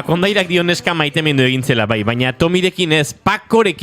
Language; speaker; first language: Basque; native; Basque